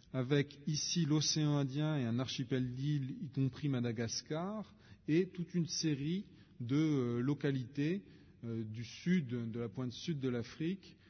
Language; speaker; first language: French; native; French